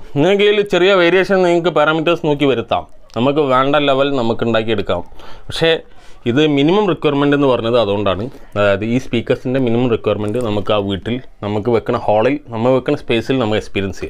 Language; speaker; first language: Malayalam; native; Malayalam